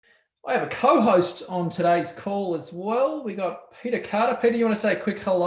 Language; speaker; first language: English; native; English